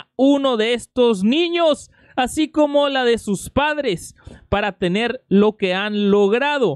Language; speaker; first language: Spanish; native; Spanish